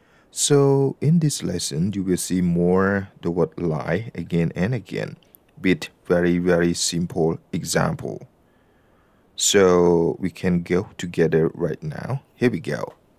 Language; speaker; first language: English; non-native, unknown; Lao